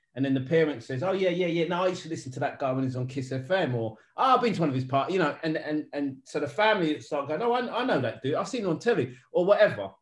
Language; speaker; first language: English; native; English